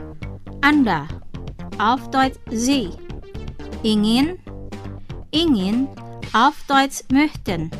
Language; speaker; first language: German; non-native, fluent; Indonesian